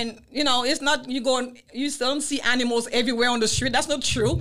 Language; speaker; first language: English; non-native, fluent; Wolof